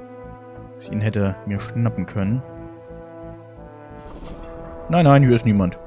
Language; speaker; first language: German; native; German